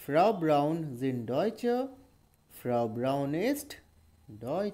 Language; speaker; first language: German; non-native, learner; Hindi